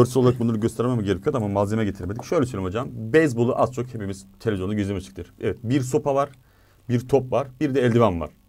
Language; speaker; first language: Turkish; native; Turkish